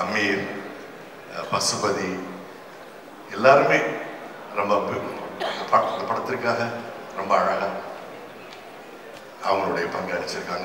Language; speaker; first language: Tamil; native; Tamil